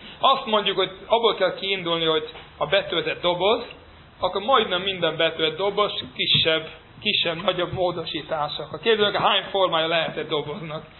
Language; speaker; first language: Hungarian; non-native, fluent; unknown